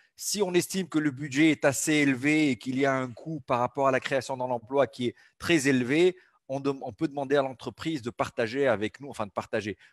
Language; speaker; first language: French; non-native, local second language; Arabic